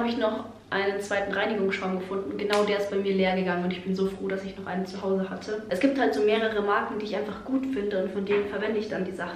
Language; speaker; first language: German; native; German